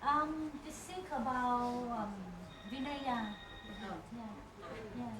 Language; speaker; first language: English; non-native, learner; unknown